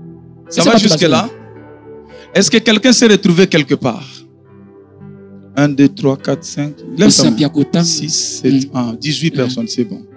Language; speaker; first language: French; non-native, local second language; Lingala